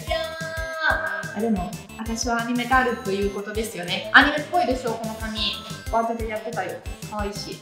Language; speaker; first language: Japanese; non-native, fluent; Italian